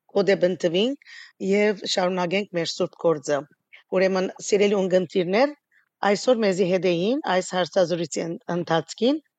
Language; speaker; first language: Armenian; early bilingual, heritage; Armenian